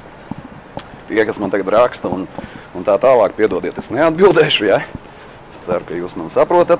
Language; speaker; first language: Latvian; native; Latvian